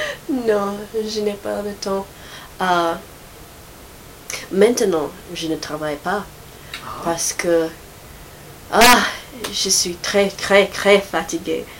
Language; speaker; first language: French; non-native, learner; English